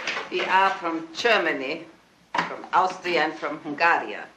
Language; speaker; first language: English; non-native, learner; German